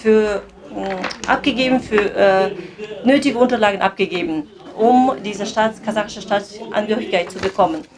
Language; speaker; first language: German; non-native, fluent; Kazakh